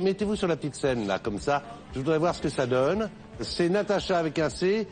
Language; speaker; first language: French; native; French